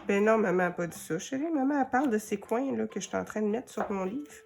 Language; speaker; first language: French; native; French